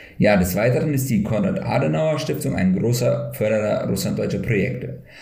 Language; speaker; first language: German; native; German